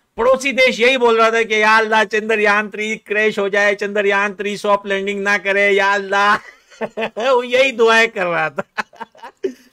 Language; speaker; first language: Hindi; non-native, fluent; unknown